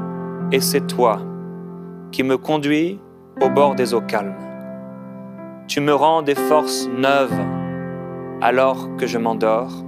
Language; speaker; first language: French; non-native, local second language; Haitian Creole